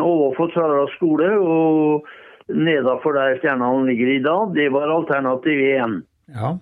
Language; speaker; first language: Norwegian; native; Norwegian